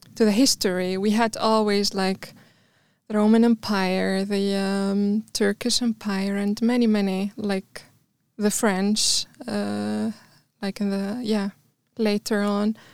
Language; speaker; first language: English; non-native, fluent; Arabic